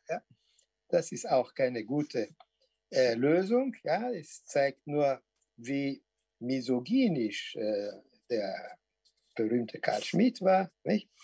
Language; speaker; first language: German; non-native, fluent; Portuguese